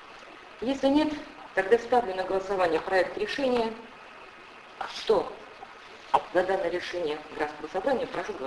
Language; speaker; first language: Russian; native; Russian